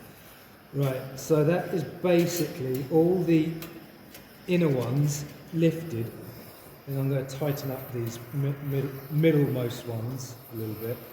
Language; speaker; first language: English; native; English